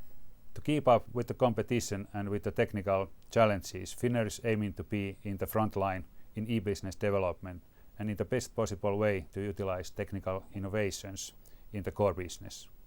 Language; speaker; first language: English; non-native, fluent; Finnish